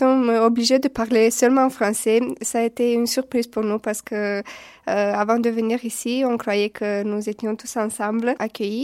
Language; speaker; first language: French; non-native, fluent; Romanian